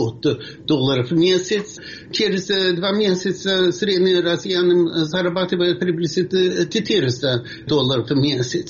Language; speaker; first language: Russian; non-native, fluent; Swedish